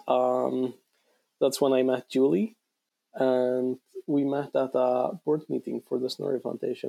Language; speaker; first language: English; non-native, fluent; Icelandic